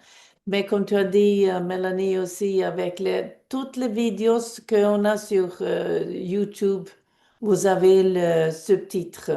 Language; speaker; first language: French; non-native, fluent; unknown